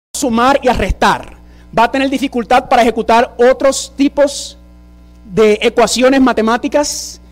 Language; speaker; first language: Spanish; early bilingual, heritage; Spanish